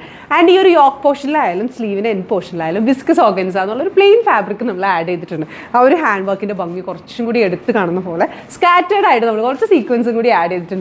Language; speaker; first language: Malayalam; native; Malayalam